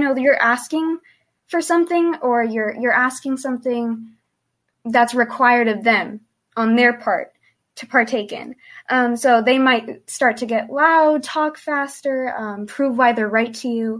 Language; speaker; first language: English; early bilingual, other home language; Spanish